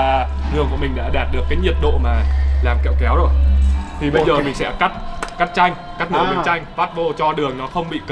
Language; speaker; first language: Vietnamese; native; Vietnamese